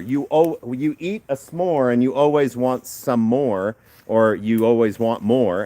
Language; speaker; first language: English; native; English